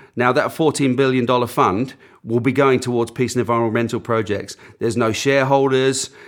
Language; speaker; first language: English; native; English